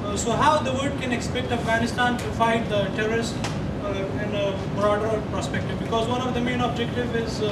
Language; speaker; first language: English; non-native, fluent; Persian